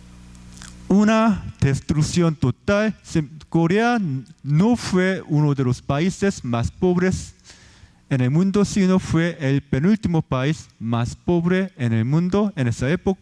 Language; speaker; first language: Spanish; non-native, fluent; Korean